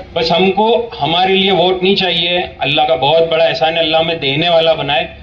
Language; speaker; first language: Hindi; non-native, local second language; Gujarati